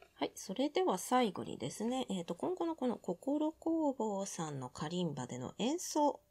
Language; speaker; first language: Japanese; native; Japanese